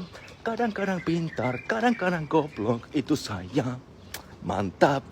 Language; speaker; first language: Indonesian; non-native, fluent; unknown